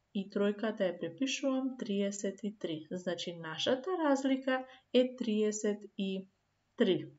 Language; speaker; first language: Macedonian; native; Macedonian